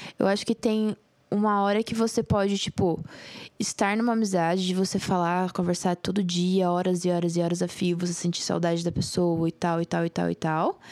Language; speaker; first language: Portuguese; native; Portuguese